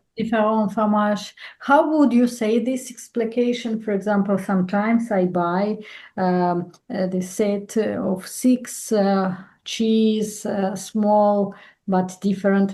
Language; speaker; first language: English; non-native, fluent; Russian